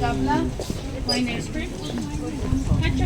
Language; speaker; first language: English; non-native, learner; Georgian